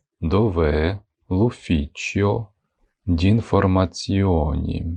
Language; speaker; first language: Italian; non-native, fluent; Ukrainian